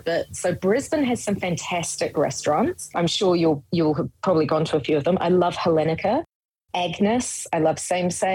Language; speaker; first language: English; native; English